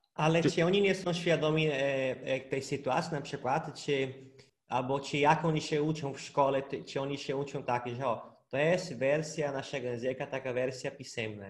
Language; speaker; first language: Polish; non-native, fluent; Portuguese